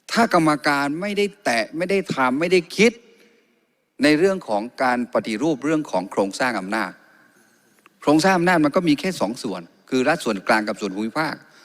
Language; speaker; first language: Thai; non-native, local second language; Karen languages